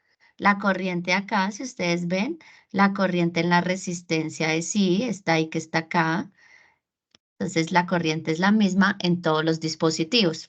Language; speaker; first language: Spanish; native; Spanish